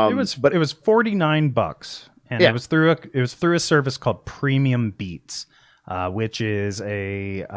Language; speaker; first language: English; native; English